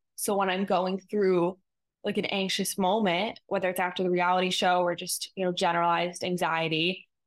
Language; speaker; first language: English; native; English